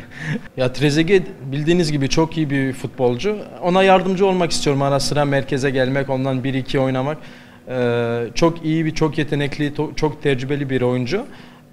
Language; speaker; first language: Turkish; early bilingual, heritage; Turkish